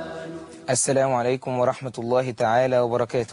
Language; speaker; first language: Arabic; native; Arabic